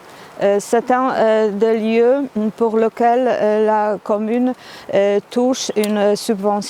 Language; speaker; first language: French; non-native, fluent; Polish